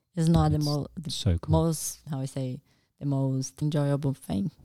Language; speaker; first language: English; non-native, learner; Portuguese